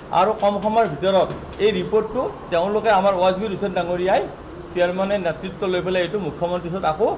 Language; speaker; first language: Assamese; native; Assamese